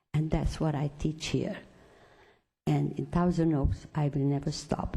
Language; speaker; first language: English; non-native, fluent; Romanian